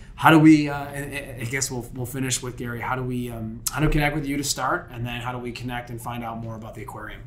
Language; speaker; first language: English; native; English